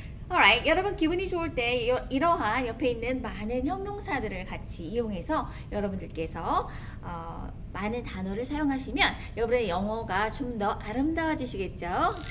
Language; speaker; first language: Korean; native; Korean